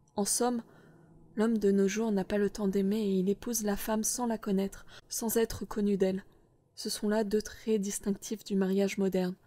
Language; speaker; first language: French; native; French